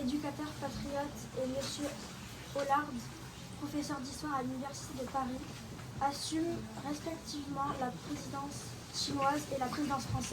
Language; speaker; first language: French; non-native, learner; Chinese